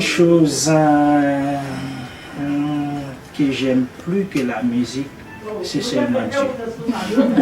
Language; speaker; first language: French; non-native, local second language; Haitian Creole